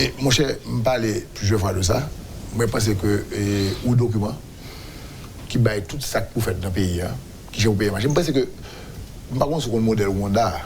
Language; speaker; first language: French; non-native, local second language; Haitian Creole